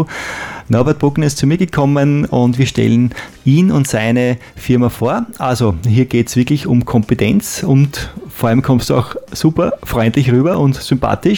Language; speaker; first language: German; native; German